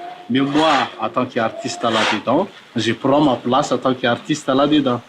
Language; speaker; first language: French; non-native, local second language; Malagasy